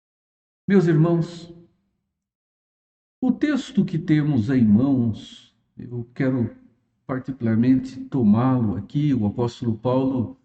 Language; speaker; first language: Portuguese; native; Portuguese